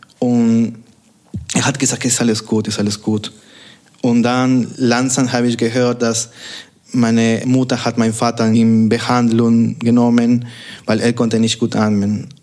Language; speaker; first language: German; non-native, fluent; Spanish